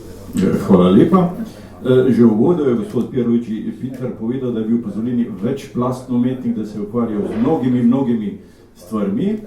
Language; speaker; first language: Slovenian; native; Slovenian